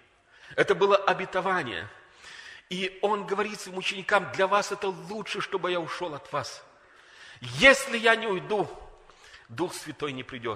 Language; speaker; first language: Russian; native; Russian